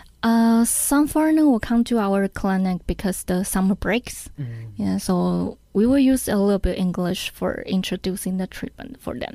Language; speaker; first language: English; non-native, learner; Chinese